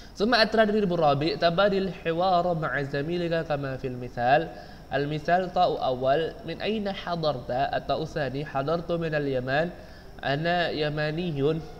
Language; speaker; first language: Arabic; non-native, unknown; Indonesian